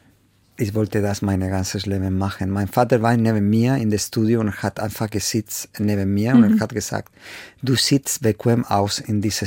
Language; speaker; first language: German; non-native, fluent; Spanish